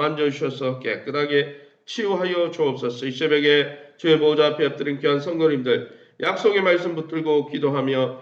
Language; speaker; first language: Korean; native; Korean